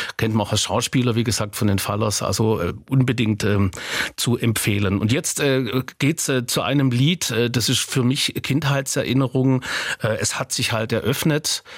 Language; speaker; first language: German; native; German